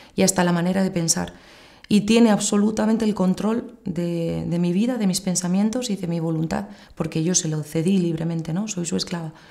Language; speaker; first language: Spanish; native; Spanish